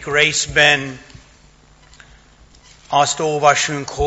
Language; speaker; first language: Hungarian; non-native, fluent; English